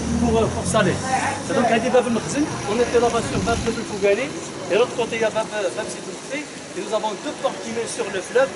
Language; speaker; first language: French; non-native, local second language; Arabic